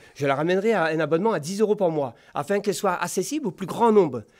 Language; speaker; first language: French; native; French